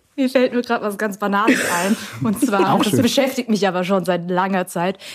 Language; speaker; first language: German; early bilingual, other home language; Vietnamese